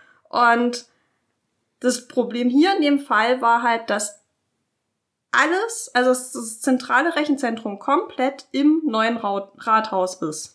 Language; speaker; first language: German; native; German